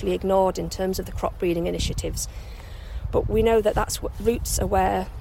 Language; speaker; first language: English; native; English